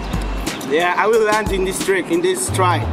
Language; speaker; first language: English; non-native, learner; Spanish